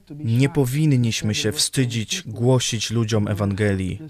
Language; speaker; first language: Polish; non-native, fluent; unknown